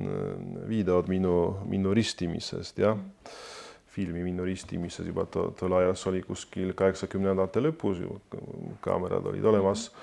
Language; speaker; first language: Estonian; non-native, fluent; Polish